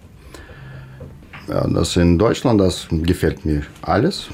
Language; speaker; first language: German; non-native, learner; Russian